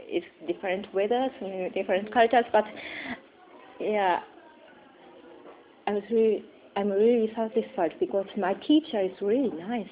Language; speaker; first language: English; non-native, learner; Japanese